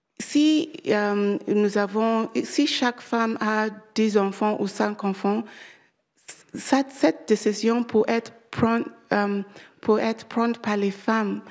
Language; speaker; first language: French; non-native, learner; English